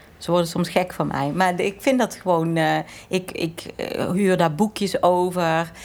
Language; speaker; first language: Dutch; native; Dutch